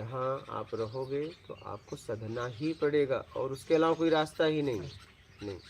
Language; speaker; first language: Hindi; native; Hindi